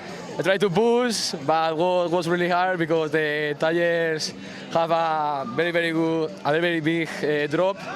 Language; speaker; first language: English; non-native, learner; Spanish